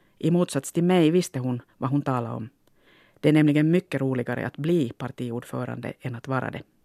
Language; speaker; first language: Swedish; non-native, local second language; Finnish